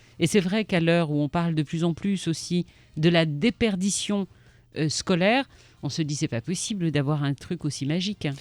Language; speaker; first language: French; non-native, local second language; Arabic